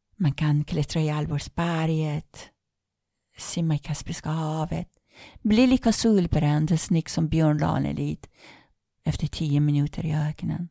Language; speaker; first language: Swedish; non-native, fluent; Persian